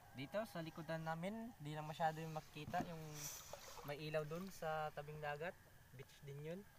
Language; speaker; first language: Filipino; non-native, local second language; Bikol